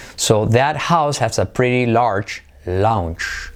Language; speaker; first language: English; non-native, fluent; Spanish